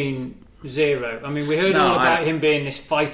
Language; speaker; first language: English; native; English